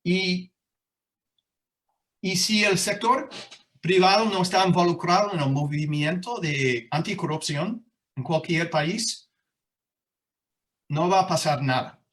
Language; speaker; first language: Spanish; non-native, fluent; English